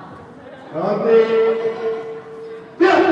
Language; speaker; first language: Italian; native; Italian